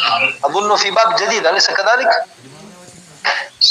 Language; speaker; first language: Arabic; non-native, fluent; Indonesian